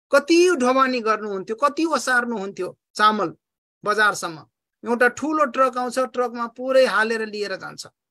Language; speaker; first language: Nepali; non-native, local second language; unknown